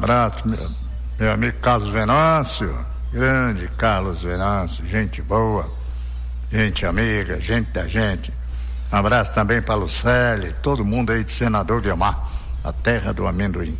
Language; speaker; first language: Portuguese; native; Portuguese